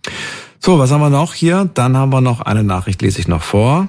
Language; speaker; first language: German; native; German